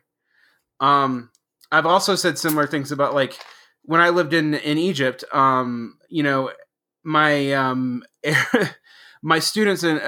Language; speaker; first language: English; native; English